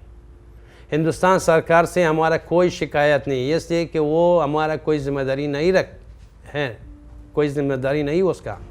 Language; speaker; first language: Hindi; non-native, learner; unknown